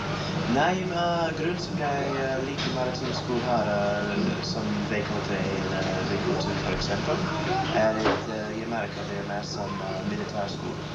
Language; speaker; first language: Norwegian; non-native, learner; English